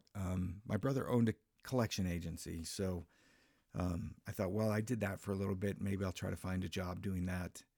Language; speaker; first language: English; native; English